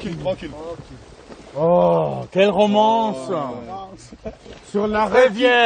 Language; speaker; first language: French; non-native, fluent; German